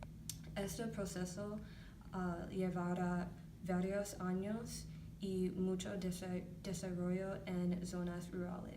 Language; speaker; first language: Spanish; non-native, learner; English